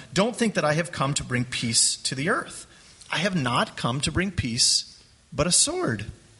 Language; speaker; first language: English; native; English